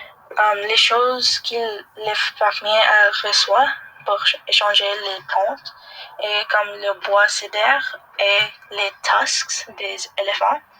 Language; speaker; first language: French; non-native, learner; English